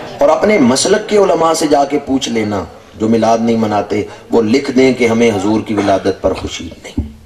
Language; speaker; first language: Urdu; non-native, local second language; Punjabi